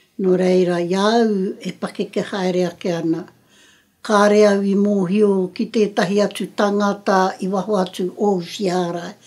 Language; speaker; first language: Māori; native; Māori